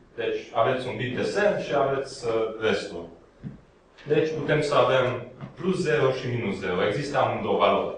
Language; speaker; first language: Romanian; non-native, local second language; Hungarian